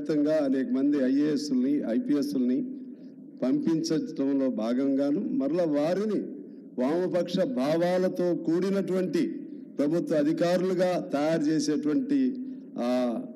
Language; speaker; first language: Telugu; native; Telugu